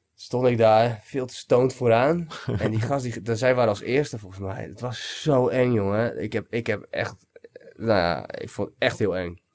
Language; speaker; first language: Dutch; early bilingual, other home language; Bulgarian